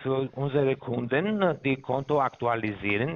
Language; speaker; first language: German; non-native, fluent; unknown